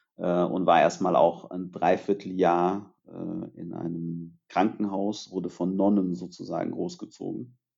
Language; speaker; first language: German; early bilingual, other home language; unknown